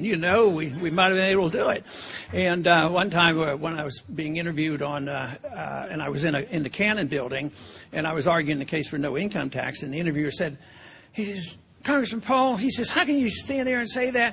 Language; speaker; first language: English; native; English